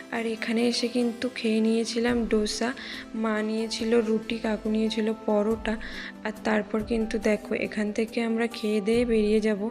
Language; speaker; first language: Bangla; native; Bangla